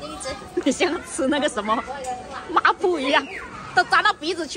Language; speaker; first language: Chinese; native; Chinese